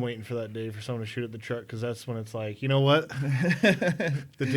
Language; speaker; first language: English; native; English